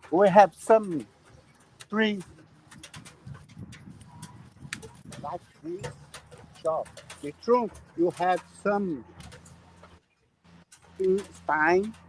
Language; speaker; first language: English; non-native, learner; Portuguese